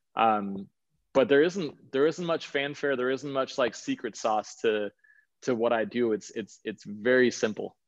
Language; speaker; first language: English; early bilingual, other home language; Danish